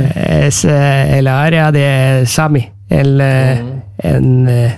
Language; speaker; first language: Spanish; non-native, learner; Norwegian